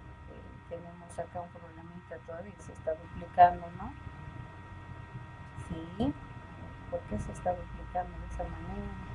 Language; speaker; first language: Spanish; native; Spanish